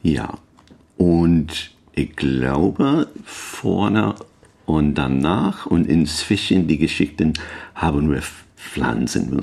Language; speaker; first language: German; non-native, learner; English